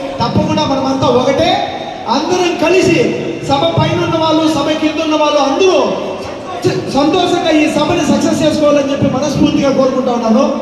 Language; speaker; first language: Telugu; native; Telugu